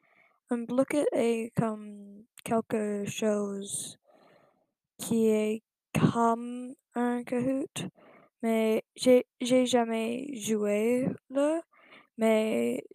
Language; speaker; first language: French; non-native, learner; English